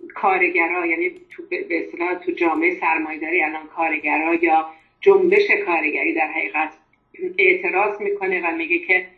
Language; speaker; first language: Persian; non-native, local second language; Azerbaijani